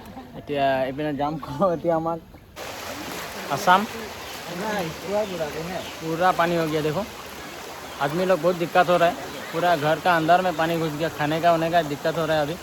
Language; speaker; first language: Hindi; non-native, local second language; Assamese